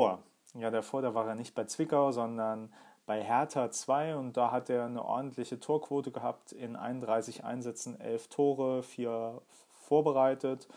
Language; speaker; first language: German; native; German